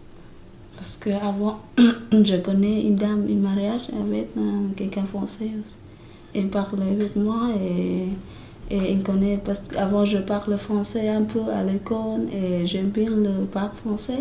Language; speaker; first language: French; non-native, learner; Vietnamese